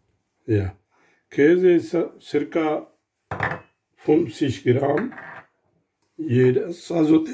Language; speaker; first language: German; non-native, learner; Urdu